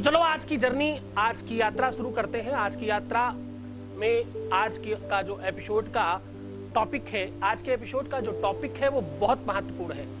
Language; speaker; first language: Hindi; native; Hindi